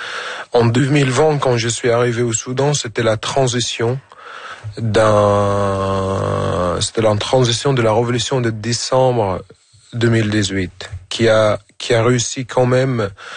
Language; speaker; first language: French; non-native, fluent; Arabic